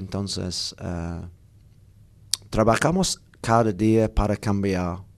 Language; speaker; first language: Spanish; non-native, learner; English